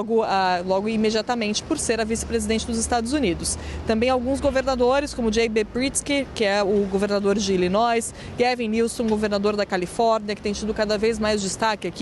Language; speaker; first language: Portuguese; native; Portuguese